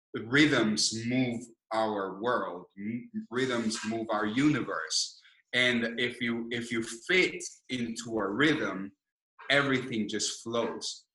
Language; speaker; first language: English; non-native, fluent; Spanish